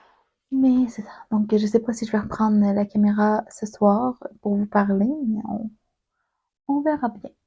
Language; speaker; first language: French; native; French